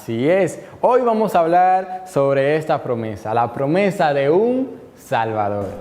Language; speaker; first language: Spanish; native; Spanish